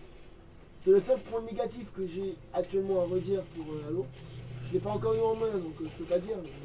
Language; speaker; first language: French; native; French